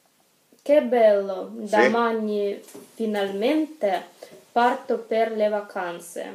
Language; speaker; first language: Italian; non-native, learner; Russian